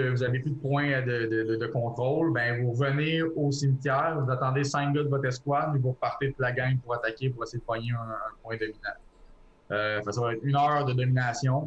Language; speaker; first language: French; native; French